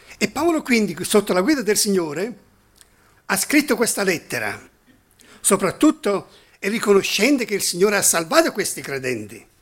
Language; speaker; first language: Italian; non-native, fluent; German